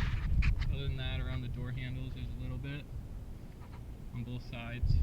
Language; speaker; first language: English; native; English